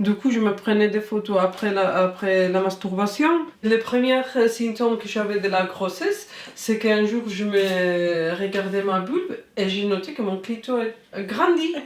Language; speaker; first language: French; non-native, fluent; Spanish